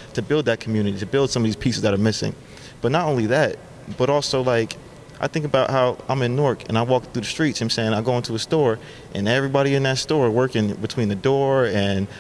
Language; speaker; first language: English; native; English